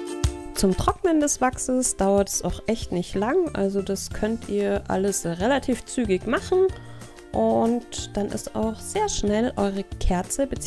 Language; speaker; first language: German; native; German